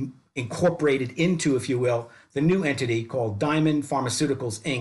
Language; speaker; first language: English; native; English